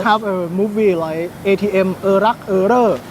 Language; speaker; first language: English; non-native, learner; Thai